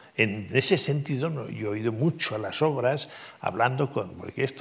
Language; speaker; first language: Spanish; native; Spanish